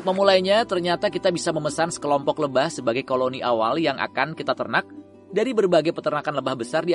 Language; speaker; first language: Indonesian; native; Indonesian